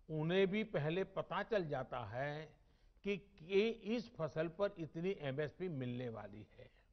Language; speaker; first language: Hindi; non-native, local second language; Gujarati